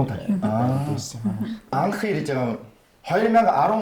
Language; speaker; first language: Mongolian; non-native, fluent; Korean